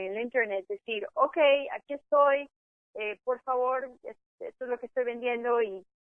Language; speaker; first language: Spanish; native; Spanish